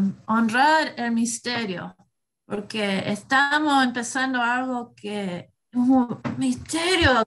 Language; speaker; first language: Spanish; non-native, learner; English